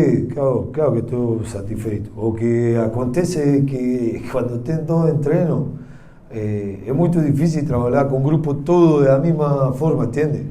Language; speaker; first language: Portuguese; non-native, learner; Spanish